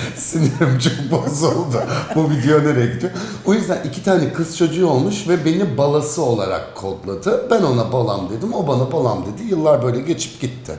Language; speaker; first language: Turkish; native; Turkish